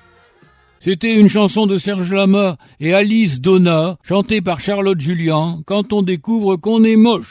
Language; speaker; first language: French; native; French